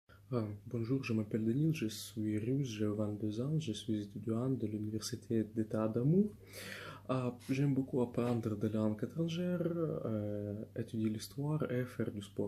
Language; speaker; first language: French; non-native, fluent; Russian